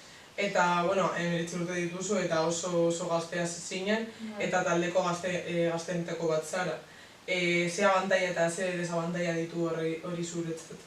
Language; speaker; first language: Basque; non-native, local second language; Spanish